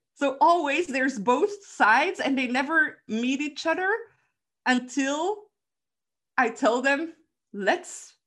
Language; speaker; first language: English; non-native, fluent; Dutch